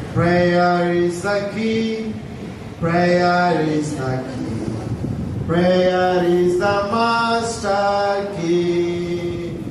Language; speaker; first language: English; non-native, local second language; Telugu